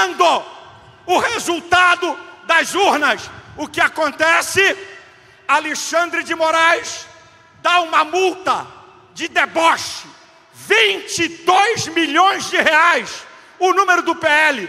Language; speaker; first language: Portuguese; native; Portuguese